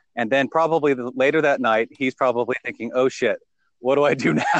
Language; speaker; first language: English; native; English